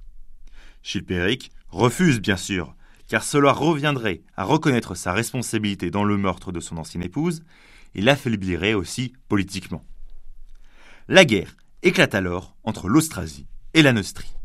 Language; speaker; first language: French; native; French